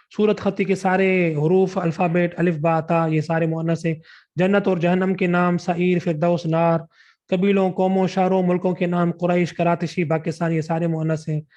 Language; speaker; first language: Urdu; non-native, local second language; Sindhi